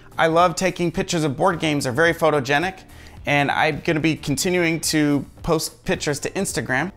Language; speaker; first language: English; native; English